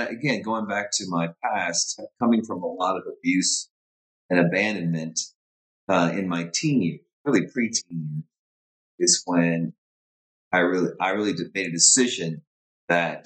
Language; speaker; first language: English; native; English